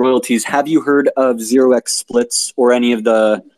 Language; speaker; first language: English; native; English